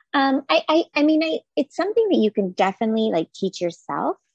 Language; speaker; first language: English; non-native, fluent; Hebrew